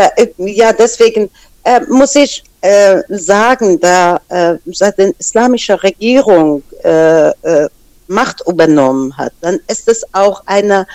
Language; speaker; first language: German; non-native, fluent; Persian